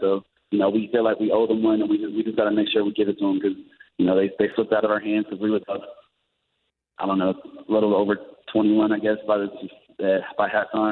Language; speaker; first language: English; native; English